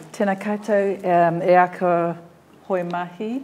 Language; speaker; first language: Māori; non-native, learner; English